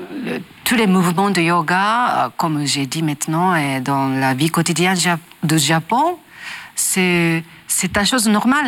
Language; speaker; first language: French; non-native, learner; Japanese